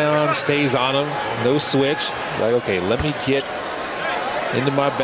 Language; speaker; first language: English; native; English